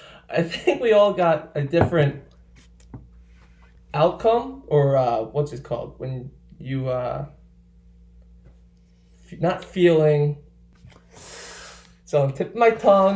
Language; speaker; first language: English; native; English